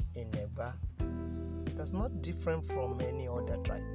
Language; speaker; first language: English; non-native, local second language; Yoruba